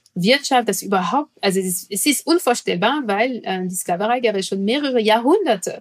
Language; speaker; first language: German; non-native, fluent; French